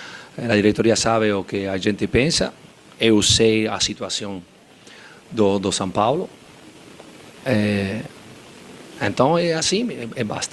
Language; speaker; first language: Portuguese; non-native, fluent; Spanish